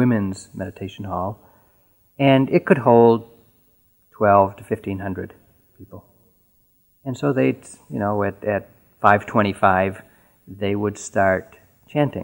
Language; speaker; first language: English; native; English